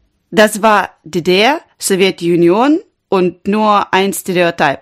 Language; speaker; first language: German; non-native, learner; Ukrainian